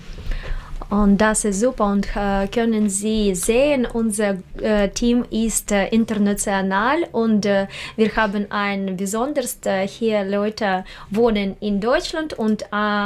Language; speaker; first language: German; non-native, learner; Russian